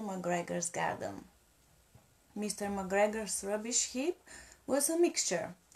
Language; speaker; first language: English; non-native, fluent; Bulgarian